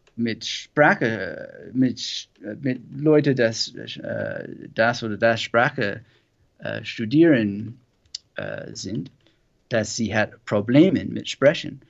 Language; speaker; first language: German; non-native, learner; English